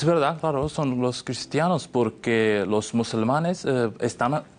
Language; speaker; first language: Spanish; non-native, fluent; Urdu